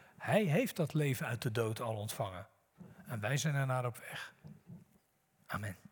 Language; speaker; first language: Dutch; native; Dutch